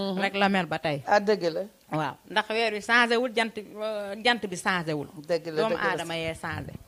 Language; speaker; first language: Wolof; native; Wolof